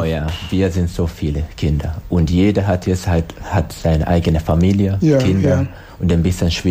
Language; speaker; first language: German; non-native, learner; Swahili